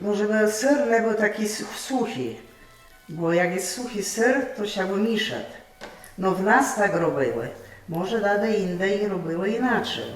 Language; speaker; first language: Polish; non-native, local second language; Rusyn